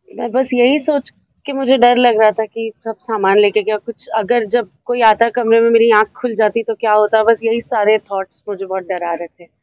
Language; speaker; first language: Hindi; native; Hindi